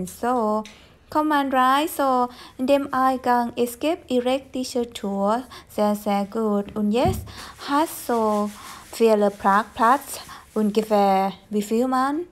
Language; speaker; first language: German; non-native, fluent; Thai